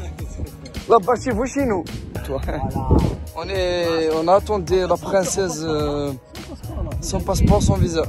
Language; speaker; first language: French; non-native, local second language; Arabic